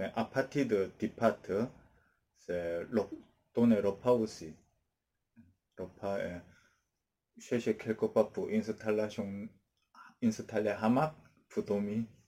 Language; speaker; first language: French; non-native, learner; Korean